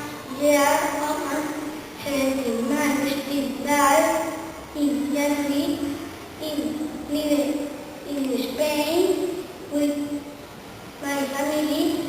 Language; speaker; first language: English; non-native, learner; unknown